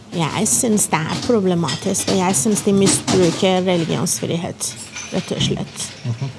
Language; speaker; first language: Norwegian; non-native, fluent; Persian